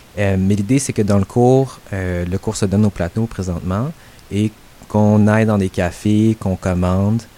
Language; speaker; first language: French; native; French